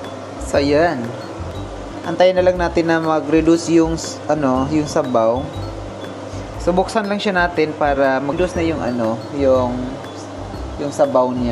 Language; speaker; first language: Filipino; native; Filipino